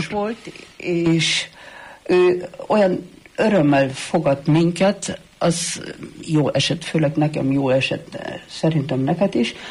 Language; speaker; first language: Hungarian; early bilingual, heritage; Hungarian